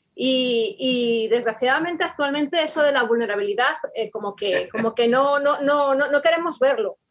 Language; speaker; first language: Spanish; native; Spanish